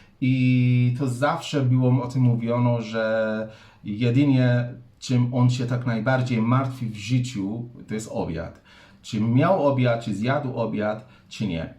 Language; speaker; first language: Polish; non-native, fluent; Persian